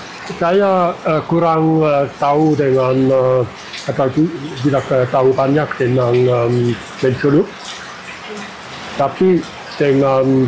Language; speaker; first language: Indonesian; non-native, learner; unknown